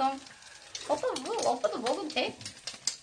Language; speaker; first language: Korean; non-native, learner; Swedish